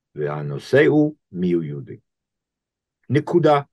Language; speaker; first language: Hebrew; non-native, fluent; English